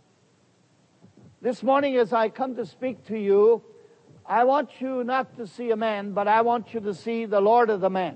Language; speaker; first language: English; non-native, fluent; German